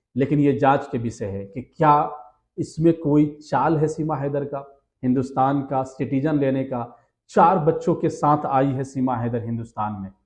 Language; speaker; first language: Hindi; native; Hindi